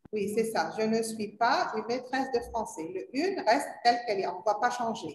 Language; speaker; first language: French; non-native, learner; Arabic